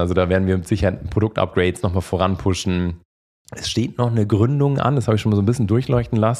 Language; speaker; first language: German; native; German